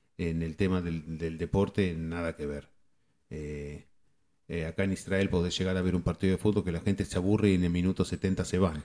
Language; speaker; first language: Spanish; native; Spanish